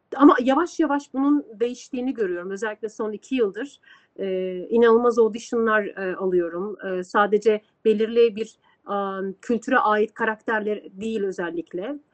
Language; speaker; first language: Turkish; native; Turkish